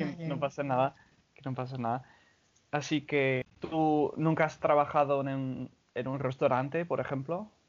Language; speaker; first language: Spanish; non-native, fluent; English